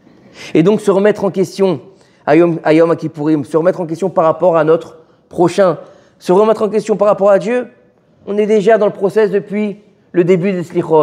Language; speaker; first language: French; native; French